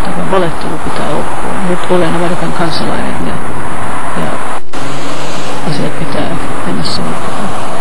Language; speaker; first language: Finnish; native; Finnish